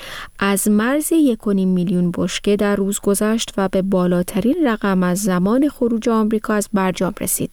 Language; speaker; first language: Persian; native; Persian